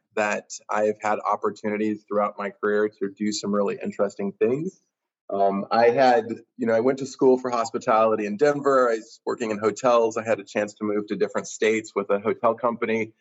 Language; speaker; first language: English; native; English